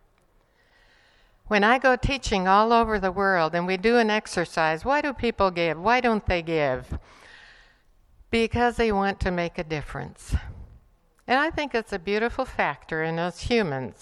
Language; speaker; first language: English; non-native, fluent; Spanish